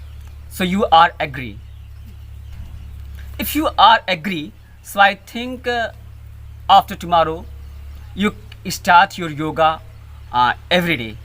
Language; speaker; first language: English; non-native, learner; Hindi